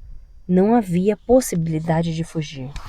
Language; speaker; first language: Portuguese; native; Portuguese